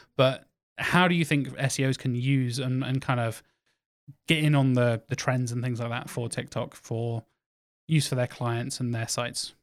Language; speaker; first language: English; native; English